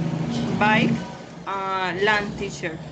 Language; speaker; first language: English; non-native, learner; Spanish